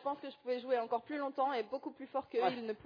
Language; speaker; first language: French; native; French